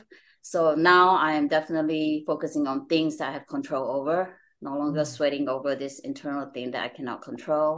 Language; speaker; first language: English; non-native, local second language; Chinese